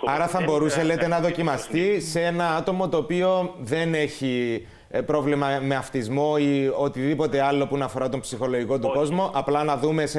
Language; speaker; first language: Greek; native; Greek